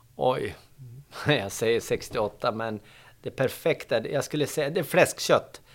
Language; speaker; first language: Swedish; native; Swedish